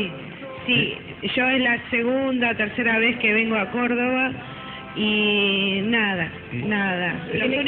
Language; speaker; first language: Spanish; native; Spanish